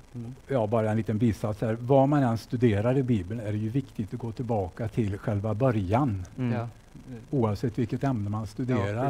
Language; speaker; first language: Swedish; native; Swedish